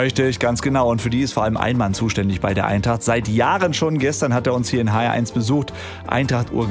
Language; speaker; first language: German; native; German